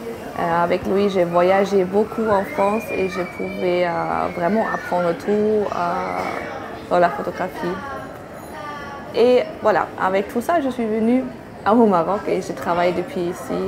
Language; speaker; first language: French; non-native, fluent; German